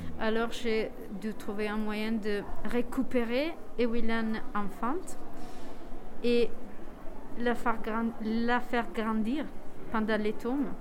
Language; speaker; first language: French; non-native, fluent; Italian